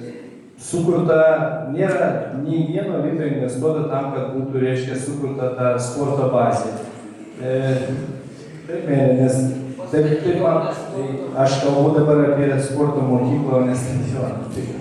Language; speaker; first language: Lithuanian; native; Lithuanian